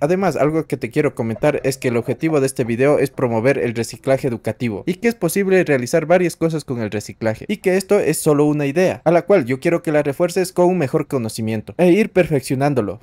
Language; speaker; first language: Spanish; native; Spanish